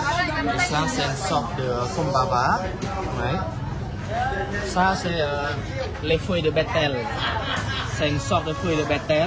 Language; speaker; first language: French; non-native, fluent; Khmer